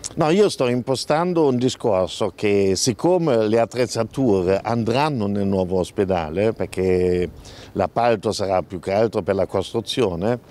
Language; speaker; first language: Italian; non-native, fluent; German